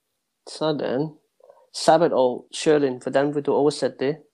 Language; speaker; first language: Danish; early bilingual, heritage; Danish